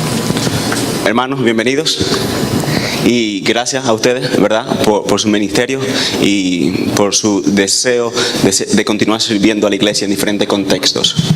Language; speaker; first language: Spanish; native; Spanish